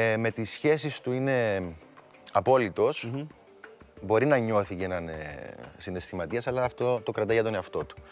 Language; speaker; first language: Greek; native; Greek